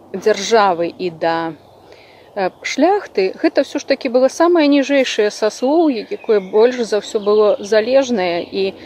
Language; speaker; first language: Belarusian; non-native, local second language; Russian